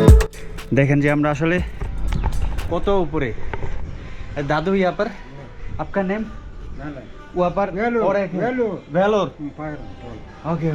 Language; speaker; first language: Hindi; non-native, learner; Bangla